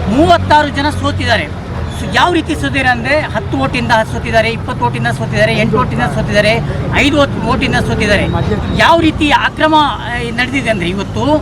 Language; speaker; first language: Kannada; non-native, local second language; Urdu